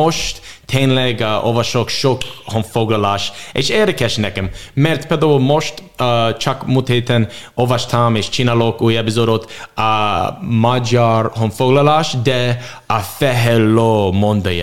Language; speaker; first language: Hungarian; non-native, learner; English